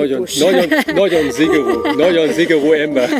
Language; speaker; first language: Hungarian; non-native, learner; German